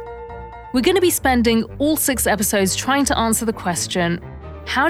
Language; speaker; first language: English; native; English